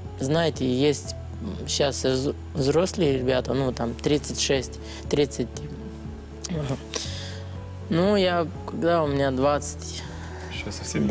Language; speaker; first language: Russian; non-native, learner; Romanian